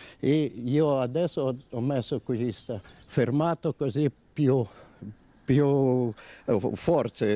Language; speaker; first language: Italian; non-native, learner; Romanian